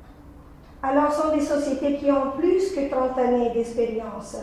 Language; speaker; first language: French; non-native, fluent; Italian